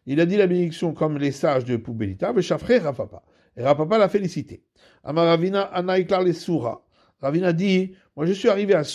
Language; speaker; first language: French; native; French